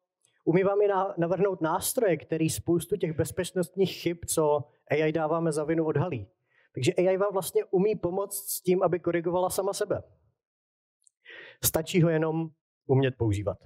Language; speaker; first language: Czech; native; Czech